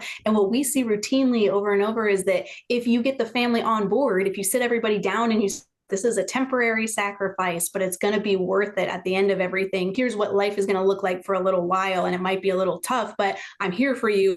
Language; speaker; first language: English; native; English